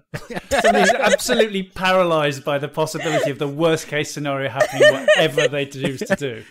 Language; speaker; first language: English; native; English